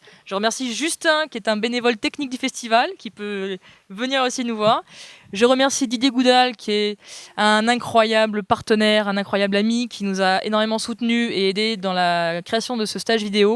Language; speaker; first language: French; native; French